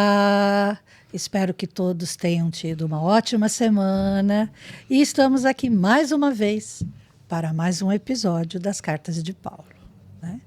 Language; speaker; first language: Portuguese; native; Portuguese